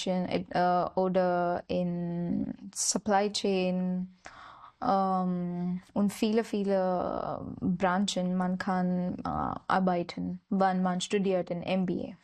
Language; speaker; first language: German; non-native, learner; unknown